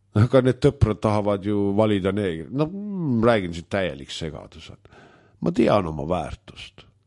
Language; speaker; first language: Estonian; native; Estonian